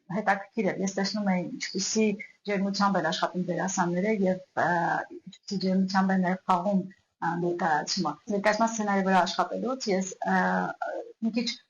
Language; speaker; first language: Armenian; native; Armenian